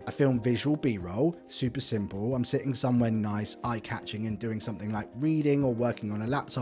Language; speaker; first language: English; native; English